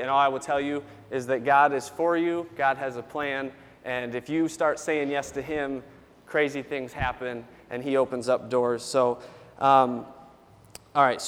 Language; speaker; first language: English; native; English